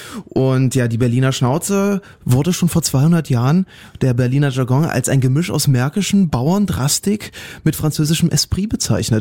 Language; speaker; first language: German; native; German